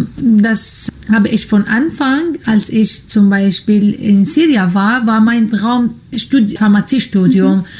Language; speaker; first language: German; non-native, learner; Arabic